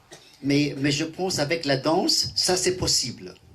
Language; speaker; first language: French; non-native, learner; English